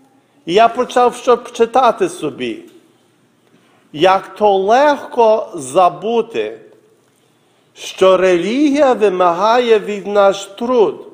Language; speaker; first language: Ukrainian; early bilingual, heritage; Ukrainian